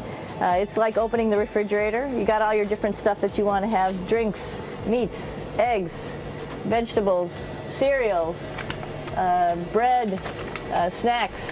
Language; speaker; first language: English; native; English